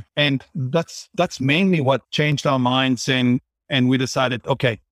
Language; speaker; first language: English; non-native, fluent; Bulgarian